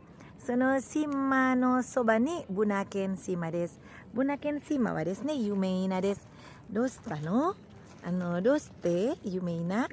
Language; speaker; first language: Japanese; non-native, learner; Indonesian